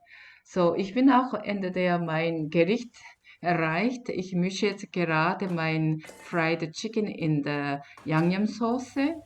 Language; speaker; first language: German; non-native, fluent; Korean